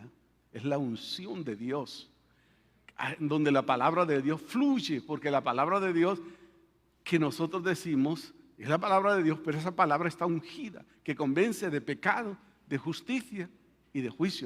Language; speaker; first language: Spanish; native; Spanish